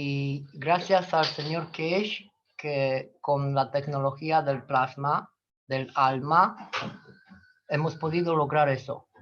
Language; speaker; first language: Spanish; non-native, fluent; Romanian